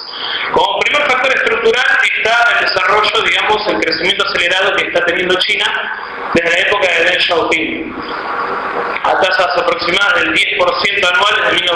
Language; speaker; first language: Spanish; native; Spanish